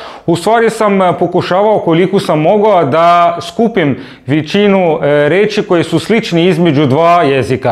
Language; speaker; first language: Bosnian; non-native, fluent; Arabic